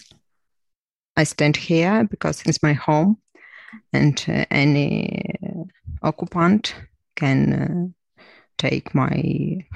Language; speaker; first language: English; non-native, learner; Ukrainian